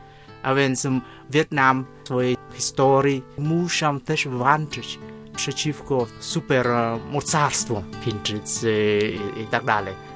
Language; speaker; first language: Polish; non-native, fluent; Vietnamese